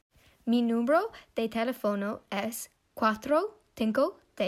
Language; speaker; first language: Spanish; non-native, learner; English